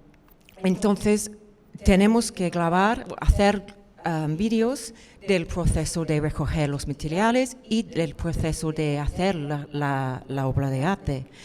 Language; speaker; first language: Spanish; non-native, fluent; English